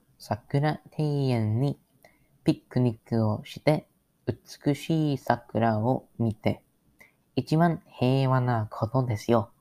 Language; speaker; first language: Japanese; non-native, learner; English